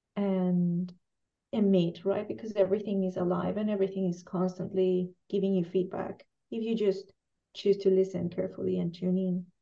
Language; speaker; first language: English; non-native, fluent; Spanish